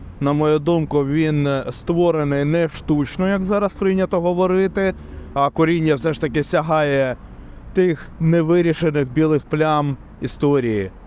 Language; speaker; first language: Ukrainian; native; Ukrainian